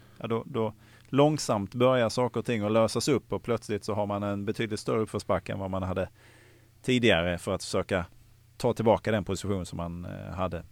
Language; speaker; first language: Swedish; native; Swedish